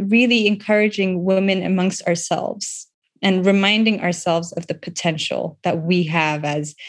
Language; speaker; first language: English; non-native, local second language; Persian